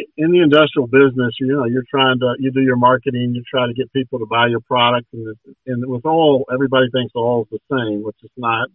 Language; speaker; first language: English; native; English